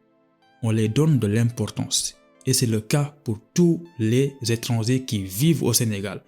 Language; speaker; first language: French; non-native, local second language; Wolof